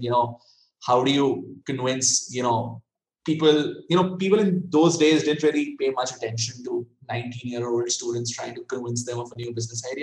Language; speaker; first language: English; non-native, local second language; Hindi